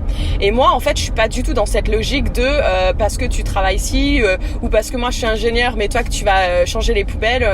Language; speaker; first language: French; native; French